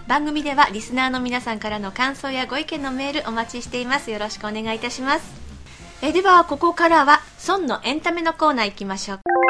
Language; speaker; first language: Japanese; native; Japanese